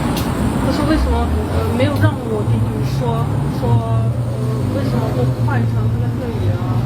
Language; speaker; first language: Chinese; non-native, local second language; Kazakh